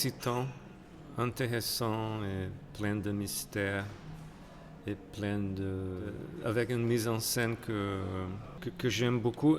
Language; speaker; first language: French; non-native, fluent; Portuguese